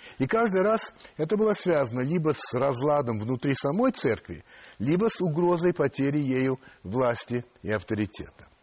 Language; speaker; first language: Russian; non-native, fluent; French